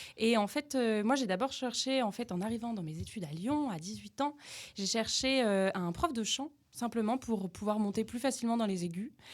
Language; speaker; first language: French; native; French